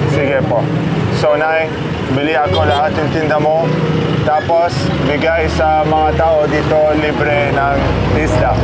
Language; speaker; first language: Filipino; non-native, learner; Arabic